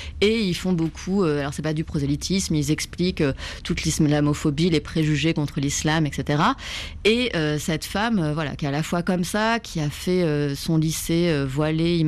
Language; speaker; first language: French; native; French